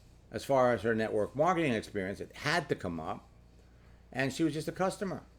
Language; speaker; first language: English; native; English